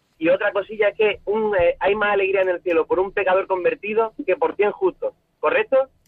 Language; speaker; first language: Spanish; native; Spanish